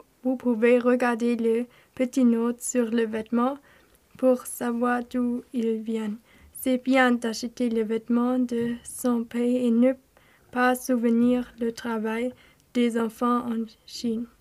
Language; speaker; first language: French; non-native, learner; German